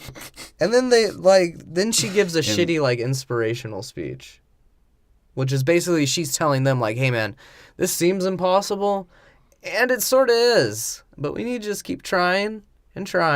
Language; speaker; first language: English; native; English